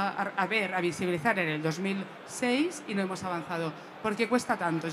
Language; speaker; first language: Spanish; native; Spanish